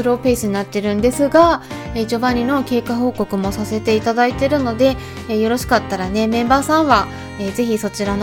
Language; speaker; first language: Japanese; native; Japanese